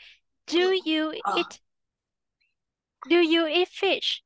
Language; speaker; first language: English; non-native, learner; Vietnamese